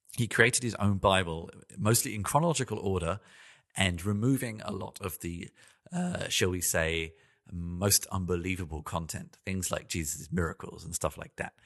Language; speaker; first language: English; native; English